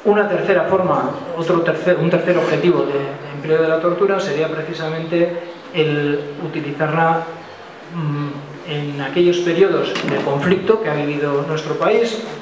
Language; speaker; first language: Spanish; non-native, local second language; Basque